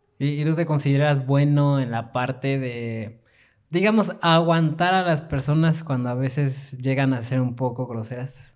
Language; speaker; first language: Spanish; native; Spanish